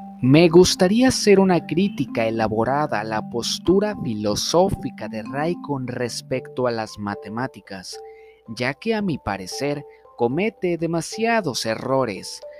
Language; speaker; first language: Spanish; native; Spanish